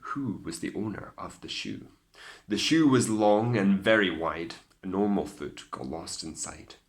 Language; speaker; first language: English; native; English